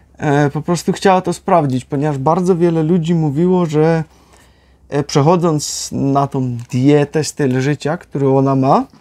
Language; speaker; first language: Polish; native; Polish